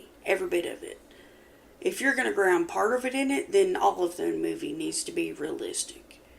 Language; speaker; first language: English; native; English